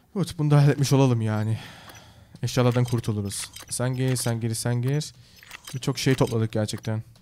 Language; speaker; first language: Turkish; early bilingual, heritage; Turkish